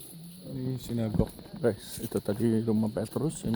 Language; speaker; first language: Indonesian; native; Indonesian